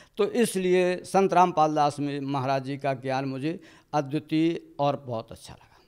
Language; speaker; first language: Hindi; native; Hindi